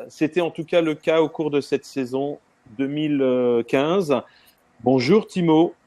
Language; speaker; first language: French; native; French